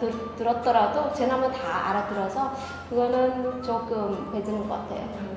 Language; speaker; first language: Korean; non-native, fluent; Vietnamese